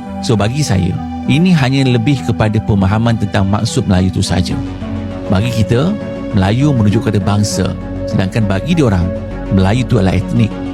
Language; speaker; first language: Malay; native; Malay